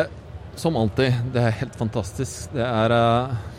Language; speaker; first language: Norwegian; non-native, fluent; Polish